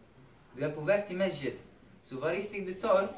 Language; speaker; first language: Swedish; non-native, fluent; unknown